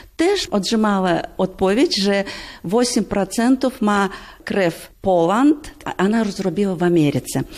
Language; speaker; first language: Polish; non-native, learner; Russian